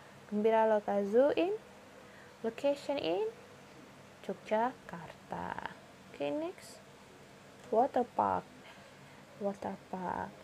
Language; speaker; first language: English; non-native, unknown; Indonesian